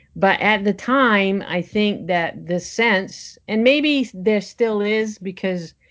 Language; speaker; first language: English; early bilingual, other home language; French